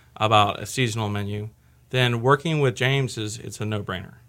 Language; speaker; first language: English; native; English